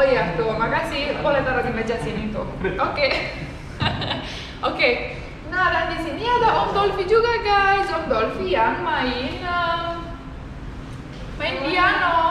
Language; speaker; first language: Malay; non-native, fluent; English